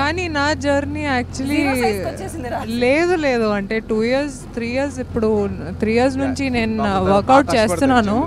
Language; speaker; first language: Telugu; non-native, fluent; Hindi